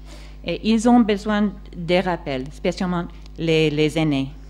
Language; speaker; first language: French; non-native, fluent; English